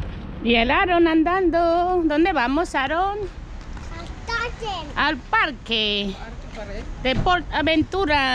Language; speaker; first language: Spanish; non-native, learner; Filipino